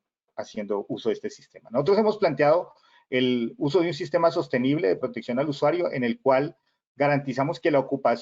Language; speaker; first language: Spanish; native; Spanish